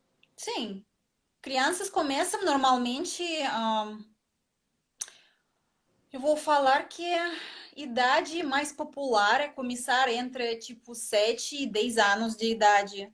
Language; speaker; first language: Portuguese; non-native, fluent; Russian